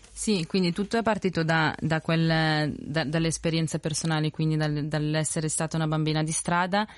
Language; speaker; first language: Italian; early bilingual, other home language; Spanish